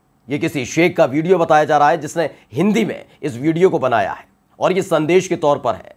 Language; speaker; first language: Hindi; native; Hindi